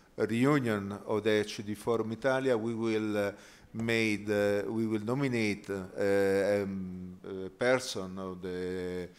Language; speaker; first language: English; non-native, fluent; Italian